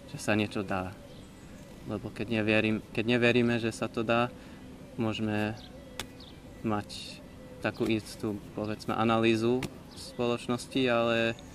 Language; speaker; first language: Slovak; non-native, learner; English